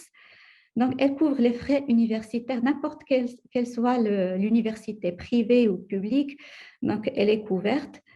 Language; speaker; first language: French; non-native, local second language; Arabic